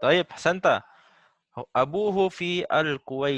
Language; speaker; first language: Arabic; non-native, fluent; Indonesian